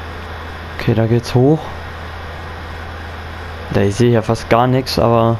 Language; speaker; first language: German; native; German